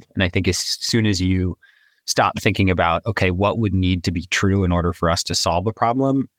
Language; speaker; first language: English; native; English